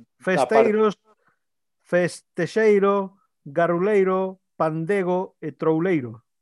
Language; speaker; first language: Galician; early bilingual, heritage; Galician